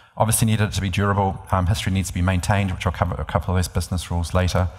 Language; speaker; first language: English; native; English